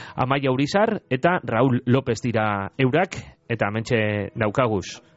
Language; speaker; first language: Basque; native; Basque